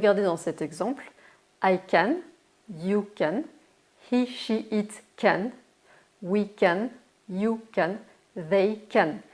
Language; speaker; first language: English; non-native, fluent; French